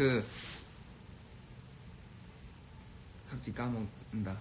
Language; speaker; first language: Korean; non-native, fluent; Thai